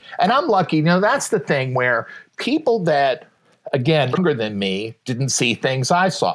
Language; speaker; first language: English; native; English